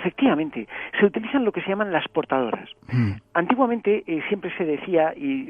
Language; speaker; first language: Spanish; native; Spanish